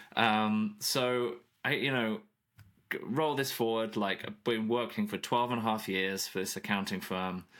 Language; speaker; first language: English; native; English